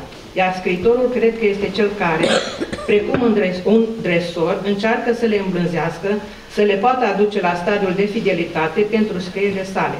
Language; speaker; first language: Romanian; native; Romanian